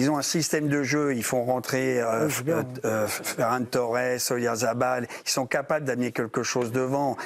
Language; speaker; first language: French; native; French